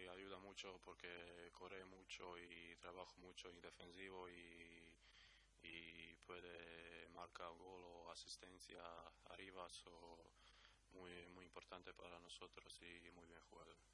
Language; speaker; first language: Spanish; non-native, learner; Croatian